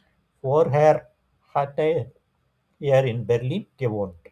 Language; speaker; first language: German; non-native, fluent; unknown